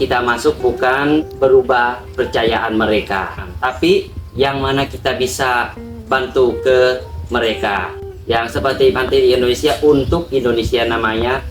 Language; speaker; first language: Indonesian; non-native, learner; Thai